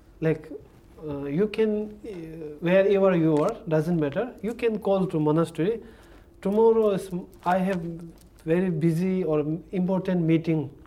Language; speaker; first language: English; non-native, learner; Tibetan